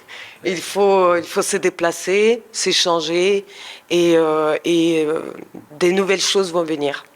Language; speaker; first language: French; non-native, fluent; Russian